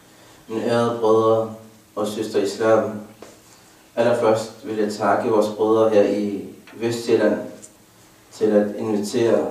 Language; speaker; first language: Danish; non-native, fluent; Arabic